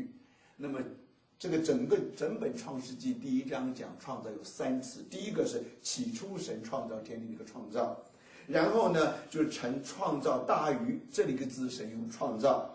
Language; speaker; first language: Chinese; native; Chinese